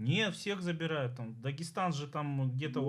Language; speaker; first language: Russian; native; Russian